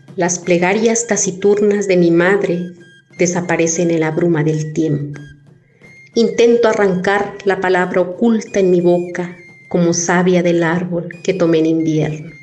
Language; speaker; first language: Spanish; non-native, local second language; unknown